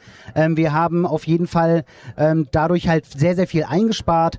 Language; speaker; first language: German; native; German